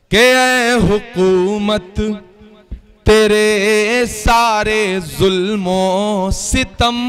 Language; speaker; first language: Hindi; native; Hindi